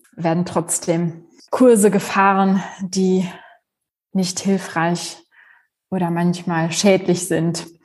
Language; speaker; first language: German; native; German